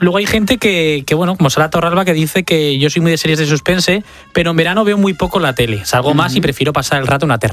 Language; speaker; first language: Spanish; native; Spanish